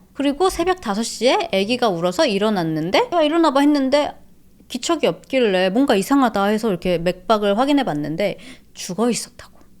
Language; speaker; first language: Korean; native; Korean